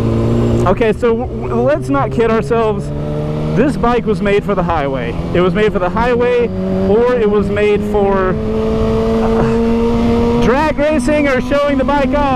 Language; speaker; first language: English; native; English